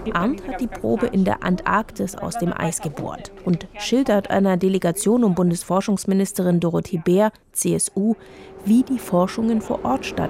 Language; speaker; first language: German; native; German